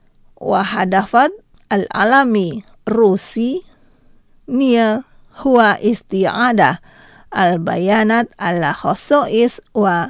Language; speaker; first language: Arabic; non-native, fluent; Indonesian